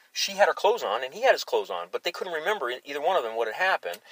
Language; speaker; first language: English; native; English